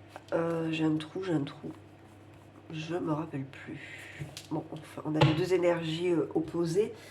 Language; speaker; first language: French; native; French